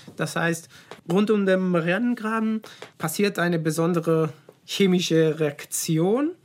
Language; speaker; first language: German; non-native, fluent; Italian